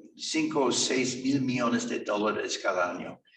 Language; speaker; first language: Spanish; non-native, fluent; English